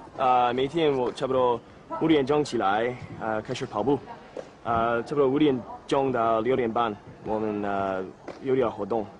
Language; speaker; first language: Chinese; non-native, learner; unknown